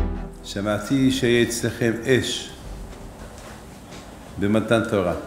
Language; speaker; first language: Hebrew; non-native, fluent; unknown